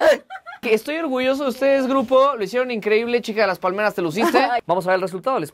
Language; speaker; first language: Spanish; native; Spanish